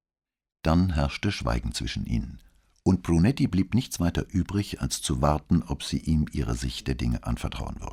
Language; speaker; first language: German; native; German